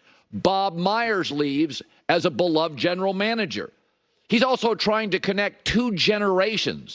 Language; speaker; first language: English; native; English